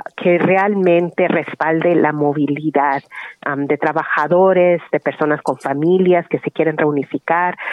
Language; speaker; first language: Spanish; early bilingual, heritage; Spanish